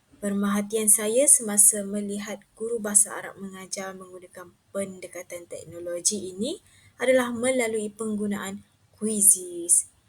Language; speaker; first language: Malay; native; Malay